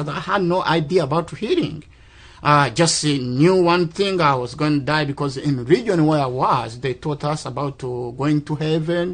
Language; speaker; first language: English; non-native, local second language; Kinyarwanda